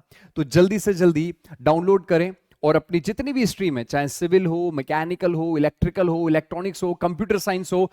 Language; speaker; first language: Hindi; native; Hindi